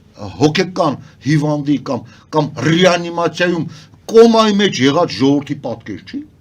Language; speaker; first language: Armenian; native; Armenian